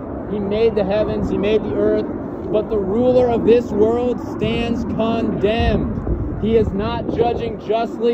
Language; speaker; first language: English; native; English